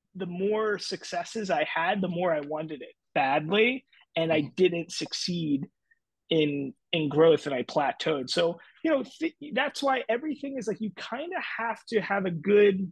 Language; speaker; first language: English; native; English